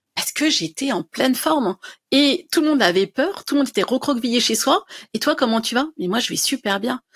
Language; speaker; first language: French; native; French